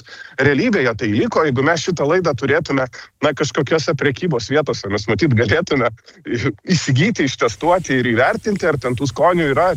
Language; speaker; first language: Lithuanian; native; Lithuanian